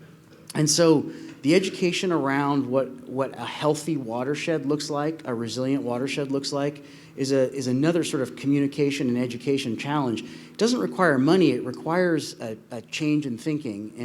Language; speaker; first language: English; native; English